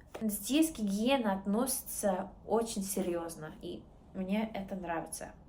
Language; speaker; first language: Russian; non-native, learner; English